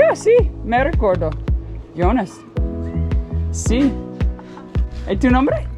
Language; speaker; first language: Spanish; non-native, learner; English